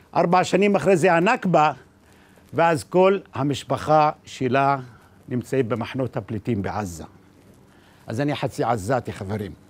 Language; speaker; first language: Hebrew; non-native, local second language; Arabic